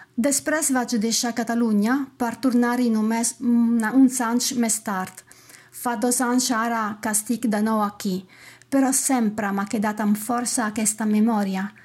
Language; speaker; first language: Catalan; non-native, fluent; Italian